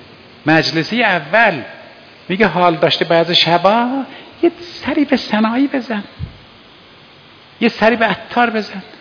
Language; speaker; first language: Persian; native; Persian